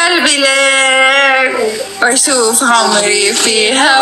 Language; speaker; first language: English; non-native, learner; Arabic